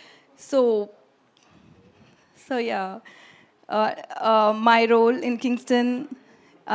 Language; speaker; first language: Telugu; non-native, learner; Tamil